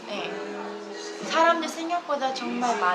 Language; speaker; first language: Korean; non-native, fluent; English